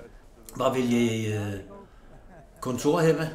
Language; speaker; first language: Dutch; non-native, fluent; Danish